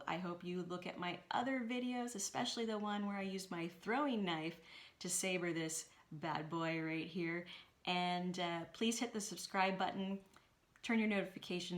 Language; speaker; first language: English; native; English